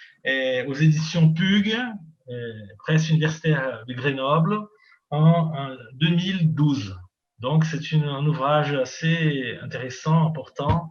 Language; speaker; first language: French; non-native, fluent; Portuguese